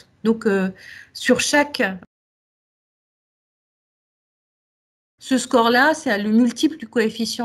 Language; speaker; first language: French; native; French